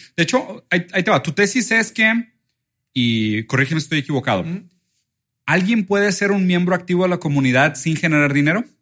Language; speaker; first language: Spanish; early bilingual, other home language; Portuguese